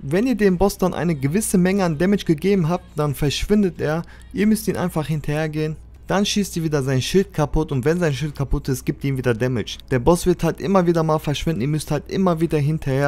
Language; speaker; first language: German; native; German